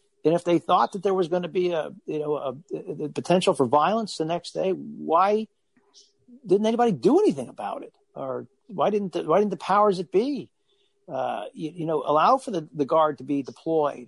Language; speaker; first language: English; native; English